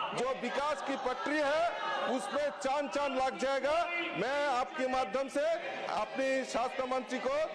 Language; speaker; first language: Hindi; non-native, local second language; Bangla